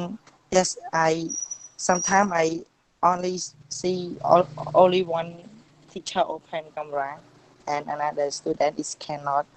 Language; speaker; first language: English; non-native, learner; Khmer